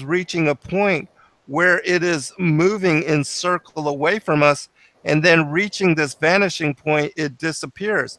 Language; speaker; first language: English; native; English